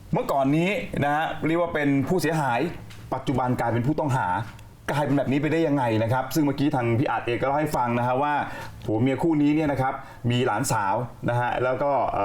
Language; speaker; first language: Thai; native; Thai